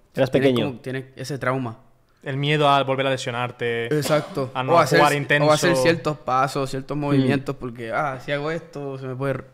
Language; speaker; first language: Spanish; early bilingual, heritage; Spanish